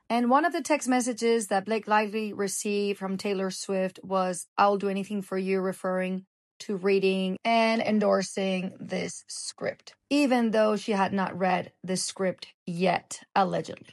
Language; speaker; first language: English; native; English